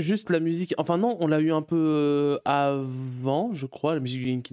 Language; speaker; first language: French; native; French